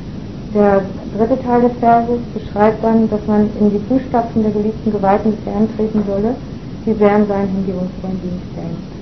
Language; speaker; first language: German; native; German